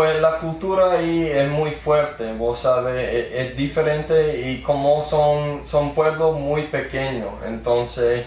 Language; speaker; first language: Spanish; early bilingual, heritage; English